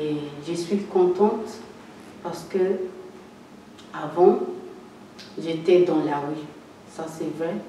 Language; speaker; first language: French; non-native, learner; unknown